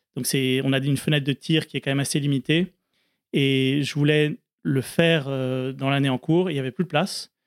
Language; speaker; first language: French; native; French